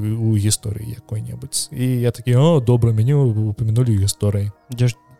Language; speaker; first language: Belarusian; non-native, local second language; Russian